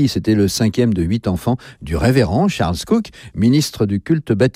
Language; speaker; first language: French; native; French